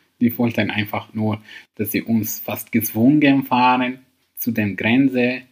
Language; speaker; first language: German; non-native, learner; Arabic